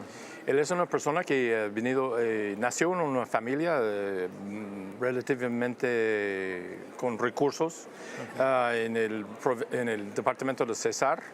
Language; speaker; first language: Spanish; non-native, fluent; English